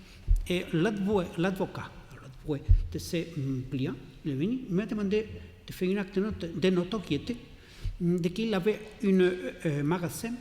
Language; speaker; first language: French; non-native, learner; Catalan